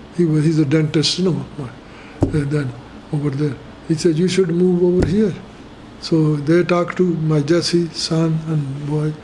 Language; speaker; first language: English; non-native, fluent; Punjabi